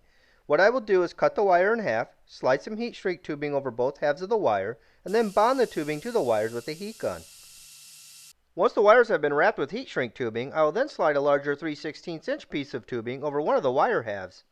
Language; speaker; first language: English; native; English